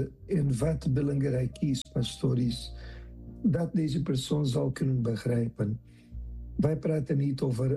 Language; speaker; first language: Dutch; non-native, fluent; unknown